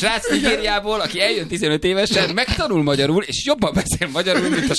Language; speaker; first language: Hungarian; native; Hungarian